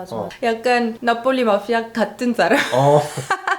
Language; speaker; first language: Korean; non-native, fluent; Arabic